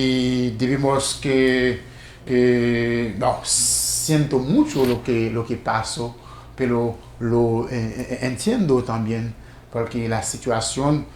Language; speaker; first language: Spanish; non-native, fluent; Haitian Creole